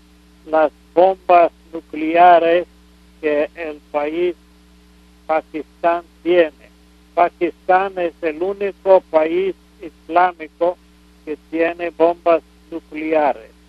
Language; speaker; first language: Spanish; non-native, fluent; English